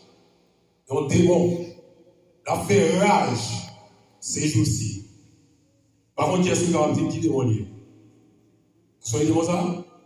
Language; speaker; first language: French; non-native, local second language; Haitian Creole